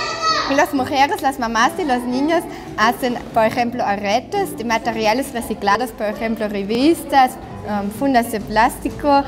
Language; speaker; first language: Spanish; non-native, fluent; German